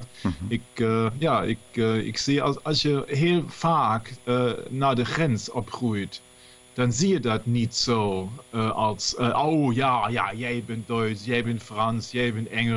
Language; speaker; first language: Dutch; non-native, learner; German